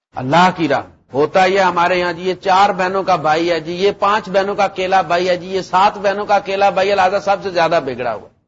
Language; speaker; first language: Urdu; non-native, local second language; Punjabi